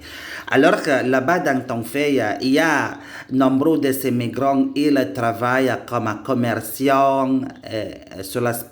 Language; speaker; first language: French; non-native, learner; Indonesian